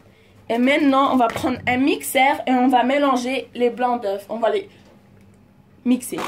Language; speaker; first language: French; non-native, fluent; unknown